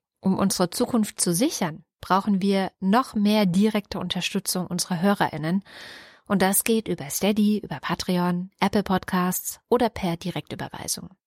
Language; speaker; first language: German; native; German